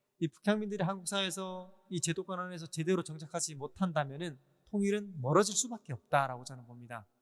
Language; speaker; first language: Korean; native; Korean